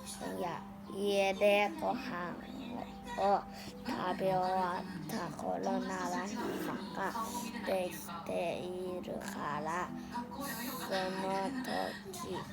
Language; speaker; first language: Japanese; non-native, learner; Thai